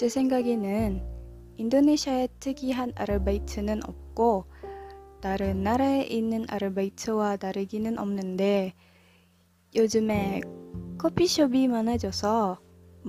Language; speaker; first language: Korean; non-native, learner; Indonesian